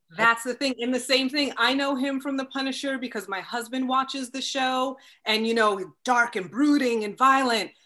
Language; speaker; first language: English; native; English